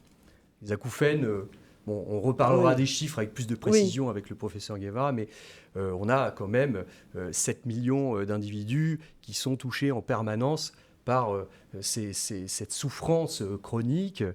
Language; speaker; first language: French; native; French